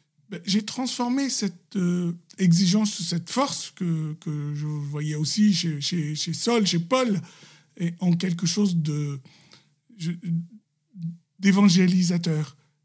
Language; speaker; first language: French; non-native, local second language; Arabic